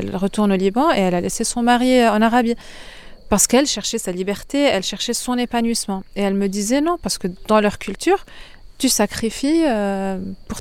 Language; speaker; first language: French; non-native, local second language; Arabic